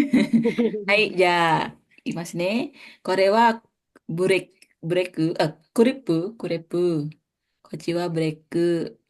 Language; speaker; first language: Japanese; non-native, fluent; Indonesian